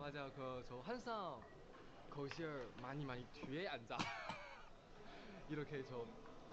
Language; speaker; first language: Korean; non-native, learner; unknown